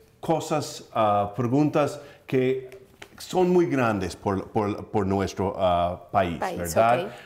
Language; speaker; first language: Spanish; early bilingual, heritage; English